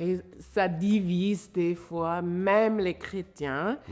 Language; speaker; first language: French; non-native, fluent; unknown